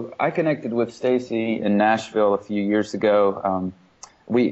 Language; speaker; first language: English; native; English